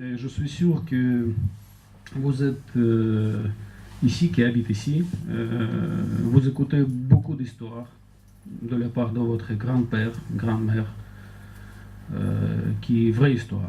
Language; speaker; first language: French; non-native, fluent; Russian